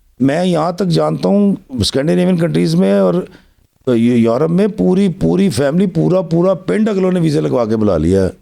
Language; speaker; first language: Urdu; non-native, local second language; Punjabi